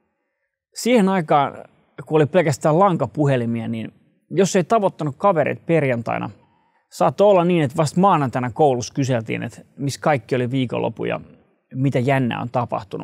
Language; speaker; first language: Finnish; native; Finnish